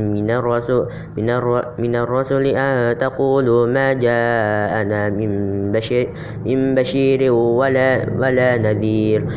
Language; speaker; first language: Arabic; non-native, learner; Indonesian